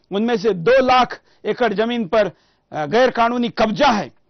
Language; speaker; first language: Hindi; non-native, local second language; Marathi